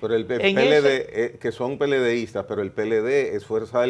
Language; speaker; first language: Spanish; native; Spanish